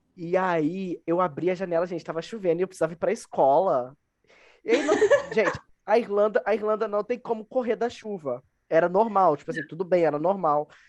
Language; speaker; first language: Portuguese; native; Portuguese